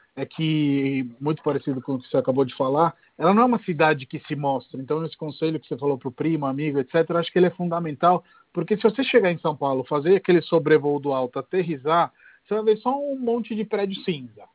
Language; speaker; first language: Portuguese; non-native, fluent; Italian